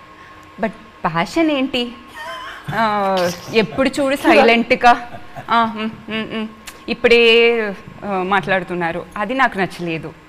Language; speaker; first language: Telugu; non-native, learner; Tamil